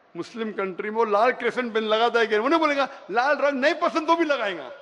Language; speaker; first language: Hindi; non-native, local second language; Konkani